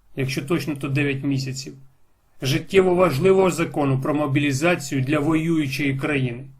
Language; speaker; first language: Ukrainian; non-native, local second language; Russian